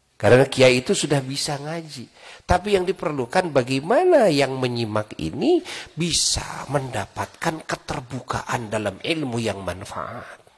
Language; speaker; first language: Indonesian; non-native, local second language; Sundanese